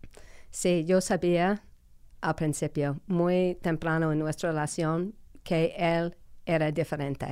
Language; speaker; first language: Spanish; non-native, fluent; English